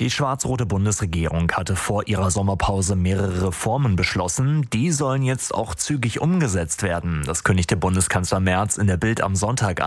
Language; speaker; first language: German; native; German